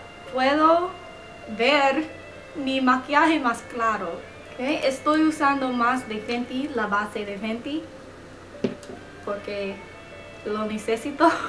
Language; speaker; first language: Spanish; non-native, learner; English